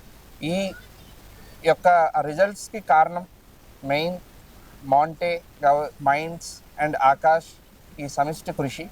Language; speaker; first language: Telugu; native; Telugu